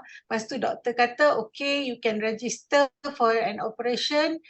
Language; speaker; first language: English; non-native, local second language; Malay